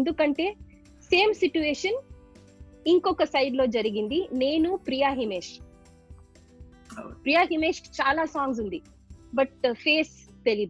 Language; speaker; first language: Telugu; non-native, local second language; Tamil